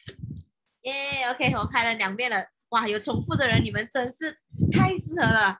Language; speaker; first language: Chinese; native; Chinese